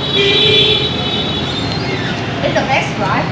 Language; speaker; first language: English; non-native, learner; Vietnamese